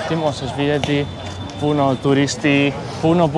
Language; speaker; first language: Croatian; non-native, learner; Spanish